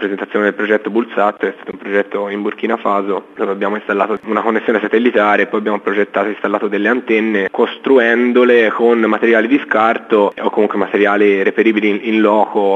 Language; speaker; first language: Italian; native; Italian